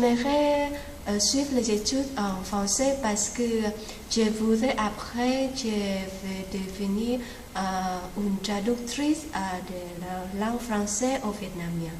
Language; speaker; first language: French; non-native, learner; Vietnamese